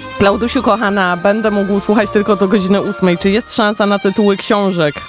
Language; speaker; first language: Polish; native; Polish